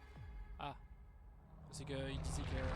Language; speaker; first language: French; native; French